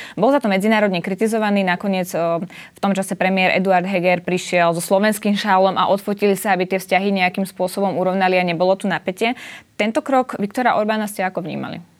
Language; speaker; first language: Slovak; native; Slovak